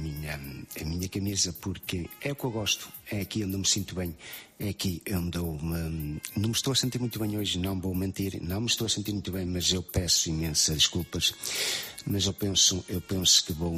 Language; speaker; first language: Portuguese; native; Portuguese